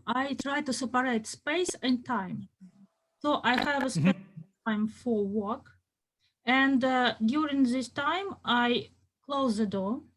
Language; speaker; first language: English; non-native, fluent; Russian